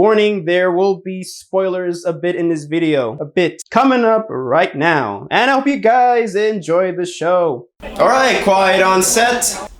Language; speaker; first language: English; native; English